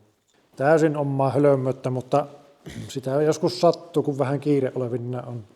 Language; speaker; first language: Finnish; native; Finnish